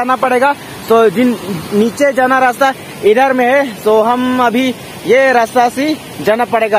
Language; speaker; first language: Hindi; non-native, local second language; Karbi